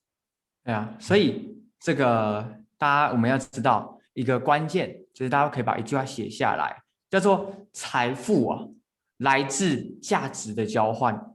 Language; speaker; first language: Chinese; native; Chinese